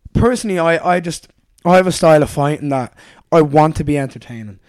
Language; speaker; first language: English; native; English